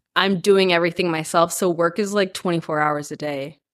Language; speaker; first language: English; early bilingual, other home language; Spanish